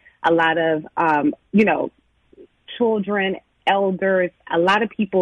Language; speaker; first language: English; native; English